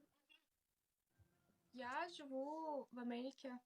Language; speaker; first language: Russian; non-native, local second language; Kazakh